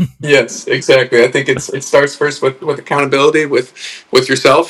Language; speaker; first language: English; native; English